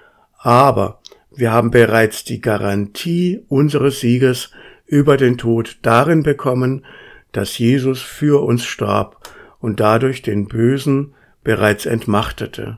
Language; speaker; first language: German; native; German